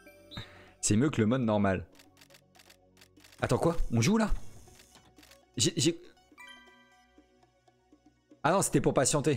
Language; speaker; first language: French; native; French